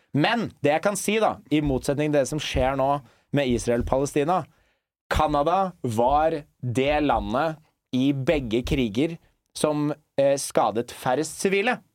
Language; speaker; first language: Norwegian; early bilingual, other home language; English